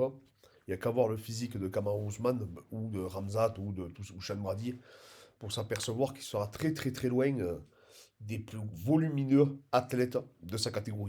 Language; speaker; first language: French; native; French